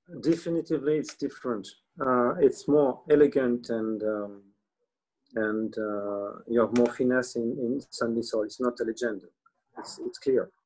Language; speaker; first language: English; non-native, learner; French